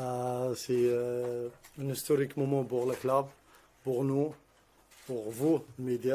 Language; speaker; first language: French; non-native, learner; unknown